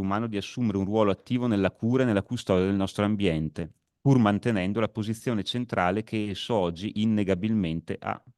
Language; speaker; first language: Italian; native; Italian